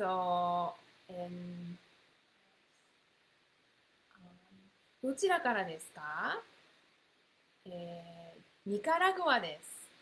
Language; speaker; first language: Japanese; non-native, fluent; English